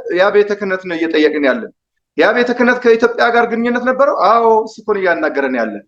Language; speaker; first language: Amharic; non-native, local second language; Tigrinya